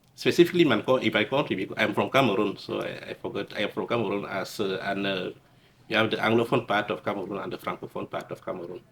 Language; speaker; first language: English; non-native, local second language; French